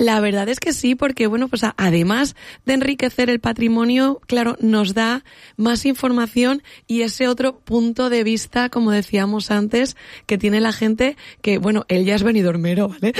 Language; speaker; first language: Spanish; native; Spanish